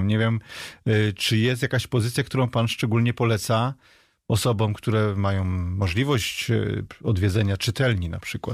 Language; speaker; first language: Polish; native; Polish